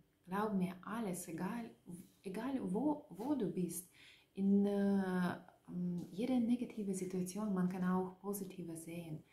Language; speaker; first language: German; non-native, learner; Russian